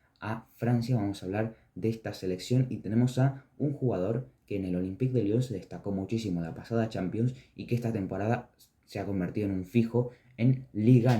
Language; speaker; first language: Spanish; native; Spanish